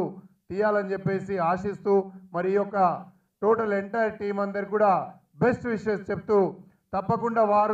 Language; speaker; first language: Telugu; native; Telugu